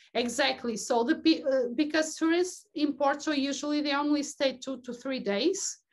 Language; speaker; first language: English; non-native, fluent; Portuguese